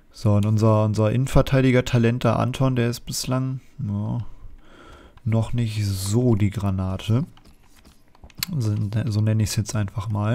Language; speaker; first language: German; native; German